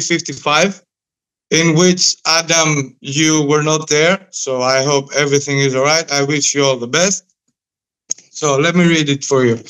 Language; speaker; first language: English; non-native, fluent; Greek